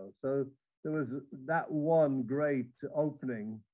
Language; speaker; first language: English; native; English